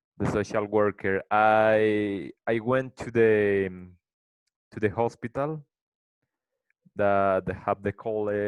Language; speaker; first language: English; non-native, learner; Spanish